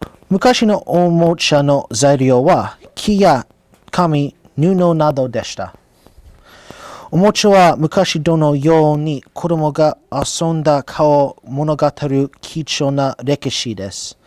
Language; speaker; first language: Japanese; non-native, learner; English